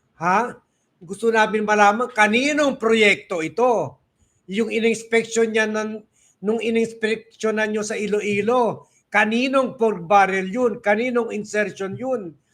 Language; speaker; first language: Filipino; native; Filipino